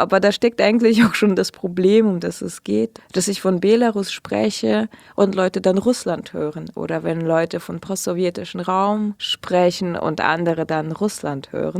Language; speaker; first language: German; early bilingual, other home language; Russian